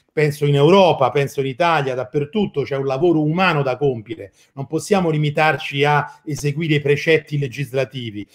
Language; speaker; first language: Italian; native; Italian